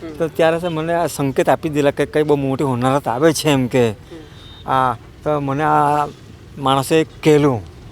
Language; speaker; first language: Gujarati; non-native, local second language; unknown